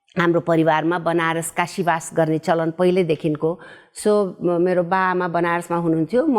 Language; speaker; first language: Nepali; early bilingual, heritage; Nepali